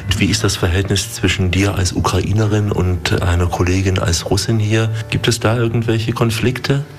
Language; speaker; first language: German; native; German